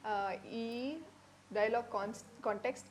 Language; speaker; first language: Telugu; non-native, learner; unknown